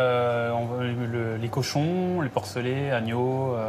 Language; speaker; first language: French; native; French